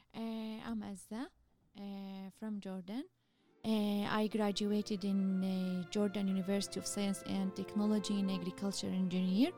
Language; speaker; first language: English; non-native, learner; Arabic